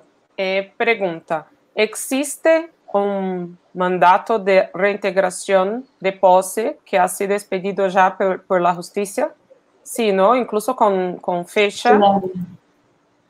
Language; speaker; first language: Spanish; non-native, fluent; Portuguese